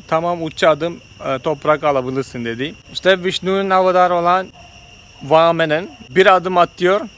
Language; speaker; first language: Turkish; non-native, fluent; Malayalam